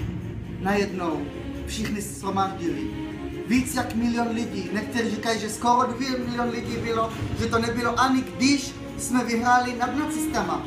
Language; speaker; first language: Czech; early bilingual, heritage; Czech